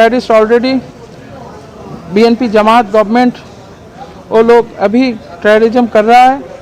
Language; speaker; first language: Hindi; non-native, learner; Bangla